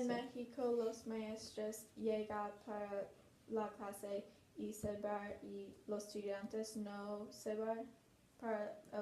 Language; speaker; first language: Spanish; non-native, learner; English